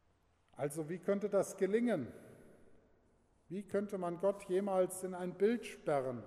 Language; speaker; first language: German; native; German